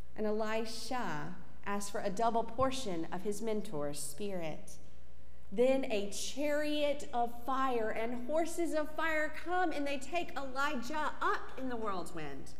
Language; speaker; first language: English; native; English